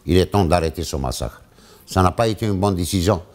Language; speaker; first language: French; non-native, local second language; Arabic